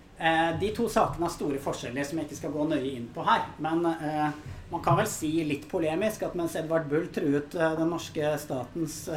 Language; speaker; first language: Norwegian; native; Norwegian